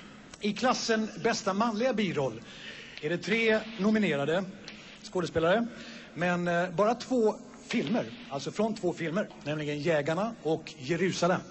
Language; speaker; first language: Swedish; native; Swedish